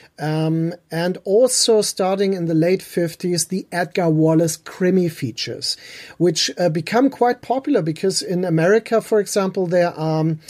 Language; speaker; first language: English; non-native, fluent; German